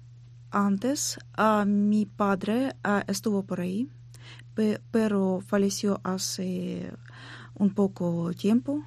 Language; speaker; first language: Spanish; non-native, learner; Ukrainian